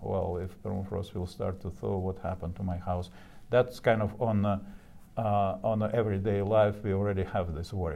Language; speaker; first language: English; non-native, fluent; Russian